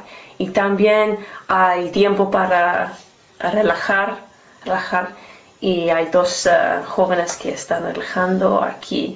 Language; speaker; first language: Spanish; non-native, learner; English